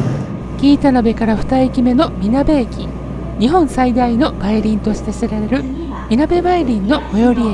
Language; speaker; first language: Japanese; native; Japanese